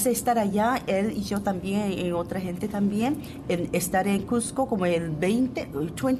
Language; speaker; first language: Spanish; non-native, fluent; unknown